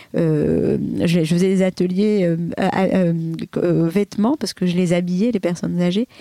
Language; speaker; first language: French; early bilingual, other home language; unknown